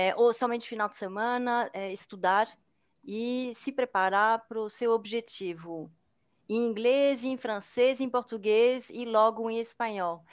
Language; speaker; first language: Portuguese; non-native, fluent; French